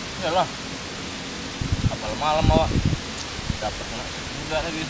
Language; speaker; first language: Indonesian; native; Indonesian